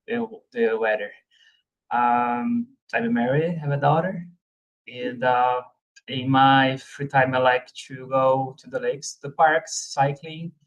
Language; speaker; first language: English; non-native, fluent; Portuguese